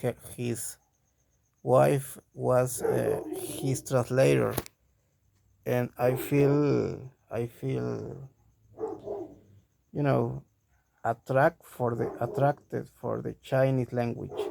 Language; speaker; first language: English; non-native, learner; Spanish